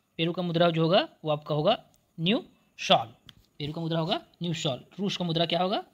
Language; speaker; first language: Hindi; native; Hindi